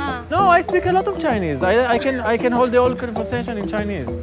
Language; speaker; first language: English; non-native, fluent; Hebrew